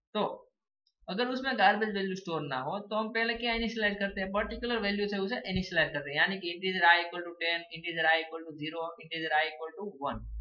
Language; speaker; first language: Hindi; non-native, local second language; Gujarati